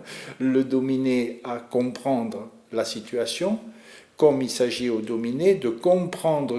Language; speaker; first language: French; native; French